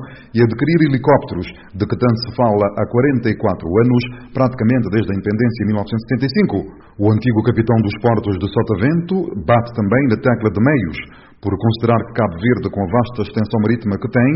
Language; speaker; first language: Portuguese; non-native, local second language; Kabuverdianu